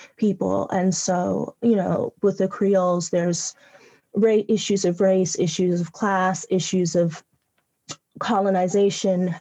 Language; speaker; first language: English; native; English